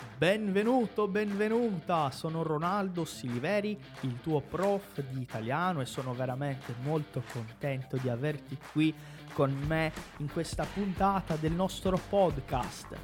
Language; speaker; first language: Italian; non-native, fluent; Portuguese